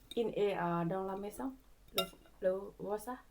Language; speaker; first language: French; non-native, learner; Thai